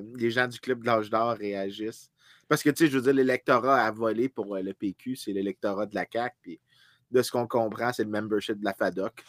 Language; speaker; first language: French; native; French